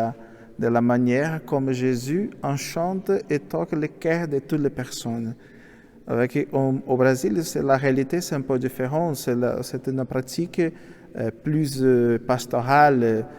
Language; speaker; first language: French; non-native, learner; Portuguese